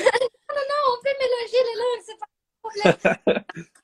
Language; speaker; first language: French; non-native, fluent; Portuguese